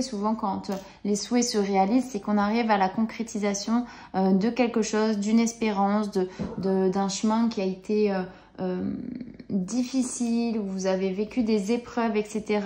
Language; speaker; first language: French; native; French